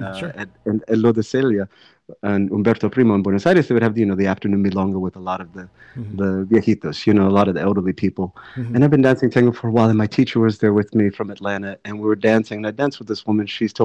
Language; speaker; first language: English; native; English